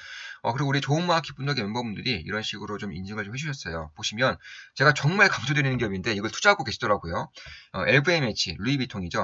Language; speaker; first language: Korean; native; Korean